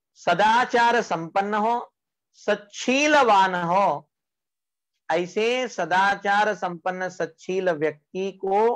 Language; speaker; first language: Hindi; non-native, local second language; Marathi